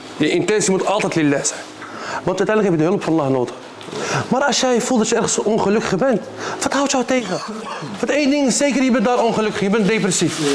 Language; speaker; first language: Dutch; early bilingual, other home language; Arabic